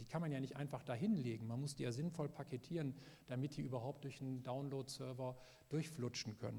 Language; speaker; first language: German; native; German